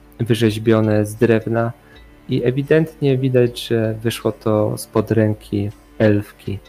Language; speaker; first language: Polish; native; Polish